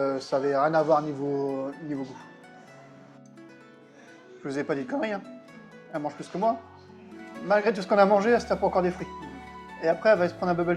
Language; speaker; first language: French; native; French